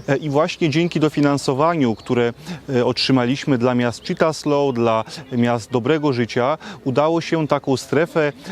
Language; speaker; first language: Polish; native; Polish